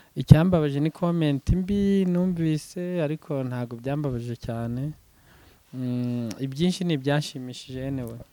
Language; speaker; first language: Kinyarwanda; early bilingual, heritage; Kinyarwanda